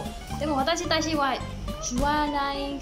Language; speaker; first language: Japanese; non-native, learner; Burmese